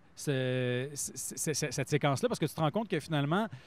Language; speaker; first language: French; native; French